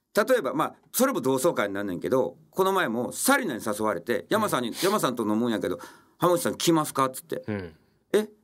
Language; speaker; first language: Japanese; native; Japanese